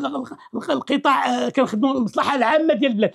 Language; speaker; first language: Arabic; native; Arabic